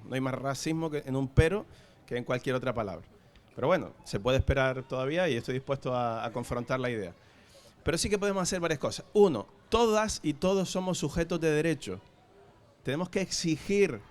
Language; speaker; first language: Spanish; native; Spanish